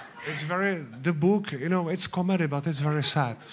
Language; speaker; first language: English; non-native, learner; Czech